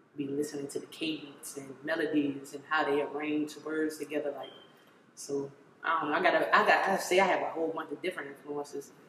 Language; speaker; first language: English; native; English